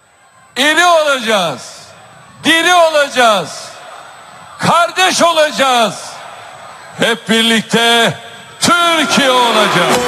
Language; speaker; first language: Turkish; native; Turkish